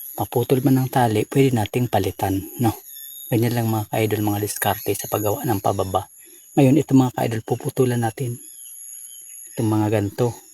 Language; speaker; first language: Filipino; non-native, local second language; Bikol